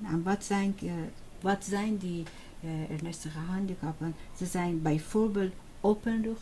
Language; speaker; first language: Dutch; non-native, fluent; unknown